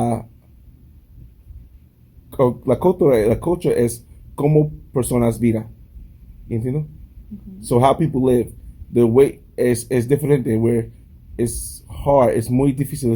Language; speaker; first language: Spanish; non-native, learner; English